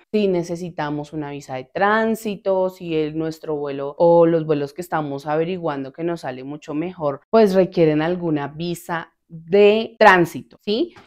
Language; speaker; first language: Spanish; native; Spanish